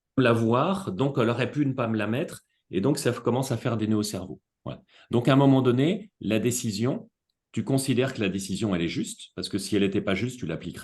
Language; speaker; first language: French; native; French